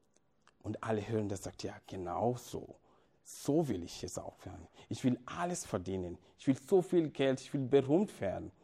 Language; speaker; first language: German; non-native, fluent; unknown